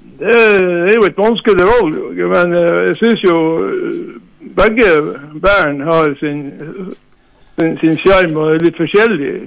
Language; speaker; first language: Norwegian; native; Norwegian